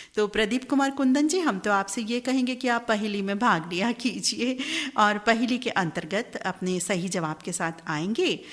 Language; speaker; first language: Hindi; native; Hindi